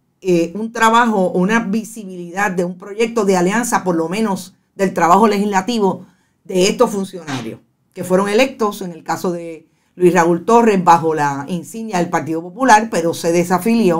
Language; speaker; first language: Spanish; native; Spanish